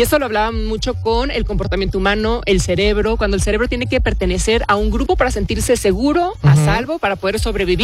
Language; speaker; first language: Spanish; native; Spanish